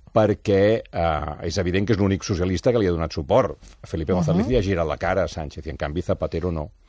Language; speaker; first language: Catalan; native; Catalan